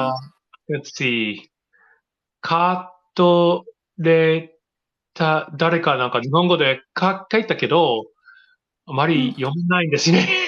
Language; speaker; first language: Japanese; non-native, learner; English